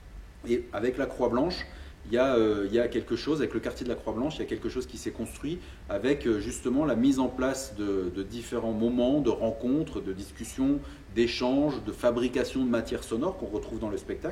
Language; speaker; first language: French; native; French